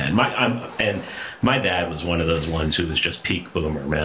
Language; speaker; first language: English; native; English